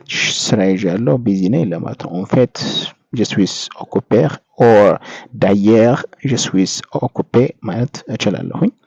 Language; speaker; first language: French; non-native, fluent; Amharic